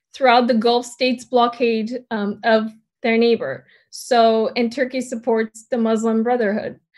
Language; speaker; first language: English; early bilingual, other home language; Turkish